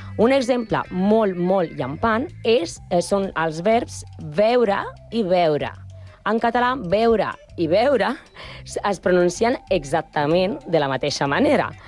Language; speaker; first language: Catalan; non-native, learner; Spanish